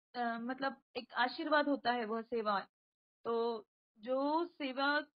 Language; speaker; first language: Hindi; non-native, local second language; Marathi